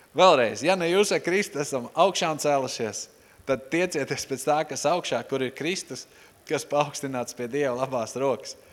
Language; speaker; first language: Latvian; non-native, local second language; Russian